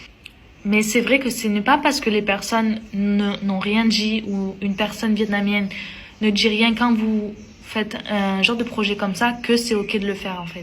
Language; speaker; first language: French; early bilingual, other home language; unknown